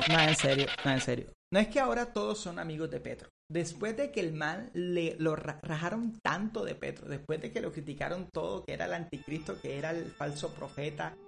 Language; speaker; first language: Spanish; native; Spanish